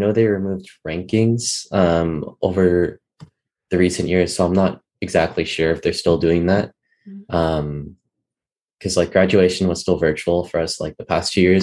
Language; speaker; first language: English; native; English